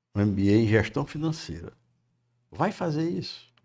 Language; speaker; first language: Portuguese; native; Portuguese